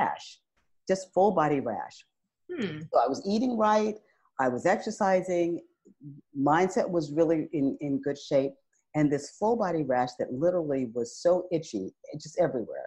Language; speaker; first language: English; native; English